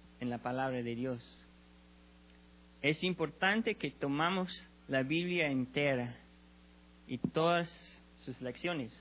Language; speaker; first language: Spanish; non-native, learner; English